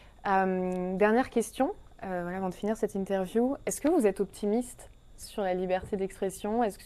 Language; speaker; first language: French; native; French